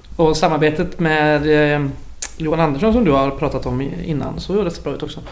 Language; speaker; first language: Swedish; native; Swedish